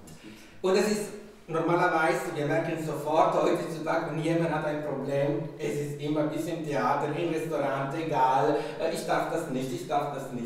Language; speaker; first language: German; non-native, fluent; Italian